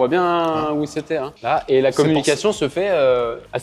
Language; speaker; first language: French; native; French